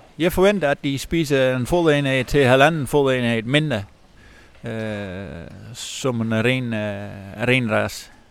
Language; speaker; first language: Danish; non-native, fluent; Dutch